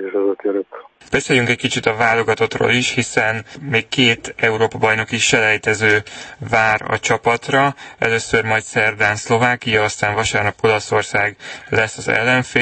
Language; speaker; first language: Hungarian; native; Hungarian